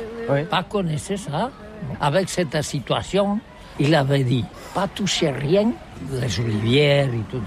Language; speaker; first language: French; non-native, learner; Catalan